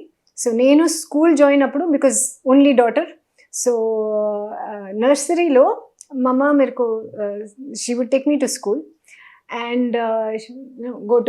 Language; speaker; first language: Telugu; non-native, local second language; Hindi